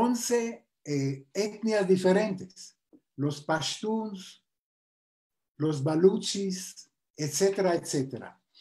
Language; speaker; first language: Spanish; non-native, fluent; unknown